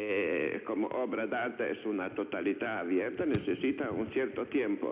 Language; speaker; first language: Spanish; non-native, fluent; Slovenian